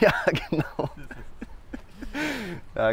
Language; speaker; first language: German; native; German